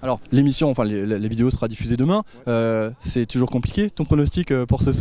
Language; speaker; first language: French; native; French